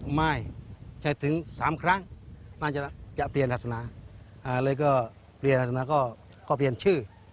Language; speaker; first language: Thai; non-native, local second language; Malay